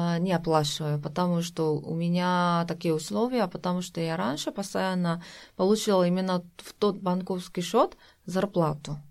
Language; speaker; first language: Russian; non-native, fluent; Korean